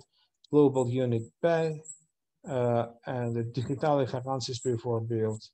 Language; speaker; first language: Dutch; non-native, fluent; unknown